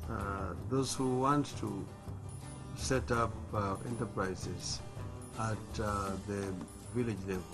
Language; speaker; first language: English; non-native, local second language; Luo (Kenya and Tanzania)